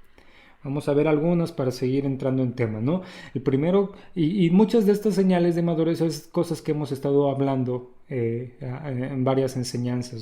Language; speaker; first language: Spanish; native; Spanish